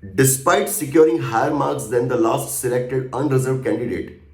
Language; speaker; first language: English; non-native, local second language; Gujarati